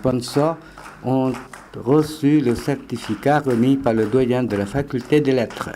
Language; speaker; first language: French; non-native, fluent; Lao